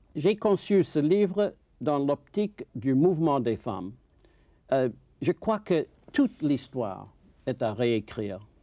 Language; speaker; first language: French; non-native, fluent; English